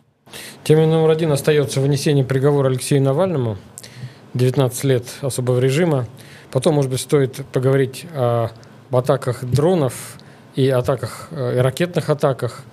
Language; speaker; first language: Russian; native; Russian